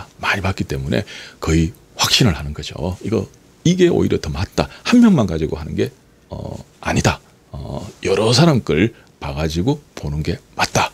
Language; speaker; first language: Korean; native; Korean